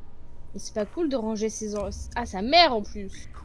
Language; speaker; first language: French; native; French